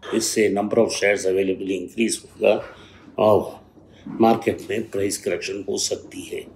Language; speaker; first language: Hindi; non-native, local second language; Tamil